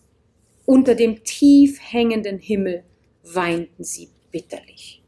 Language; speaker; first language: German; native; German